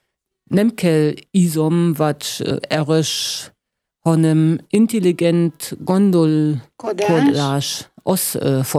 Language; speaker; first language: Hungarian; non-native, learner; German